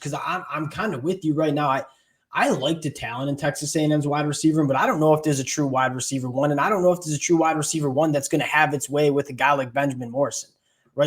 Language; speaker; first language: English; native; English